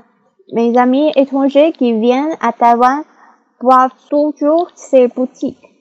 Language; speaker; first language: French; non-native, learner; Chinese